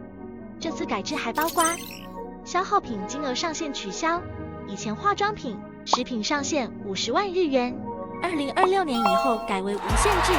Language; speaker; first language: Chinese; native; Chinese